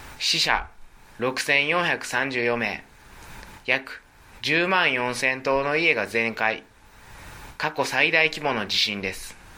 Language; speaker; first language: Japanese; native; Japanese